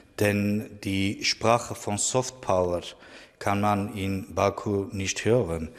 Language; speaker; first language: German; non-native, fluent; Armenian